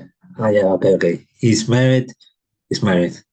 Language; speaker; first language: English; non-native, learner; Spanish